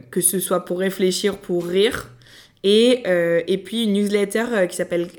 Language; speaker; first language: French; native; French